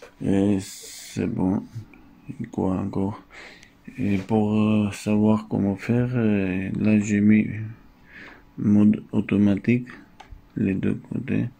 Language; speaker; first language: French; non-native, fluent; Russian